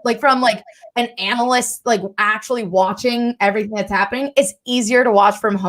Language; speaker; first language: English; native; English